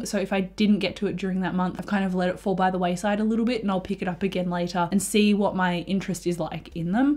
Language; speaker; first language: English; native; English